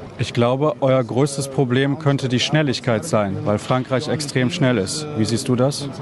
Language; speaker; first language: German; native; German